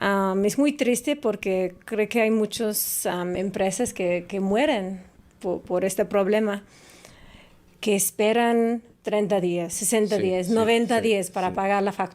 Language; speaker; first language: Spanish; non-native, fluent; English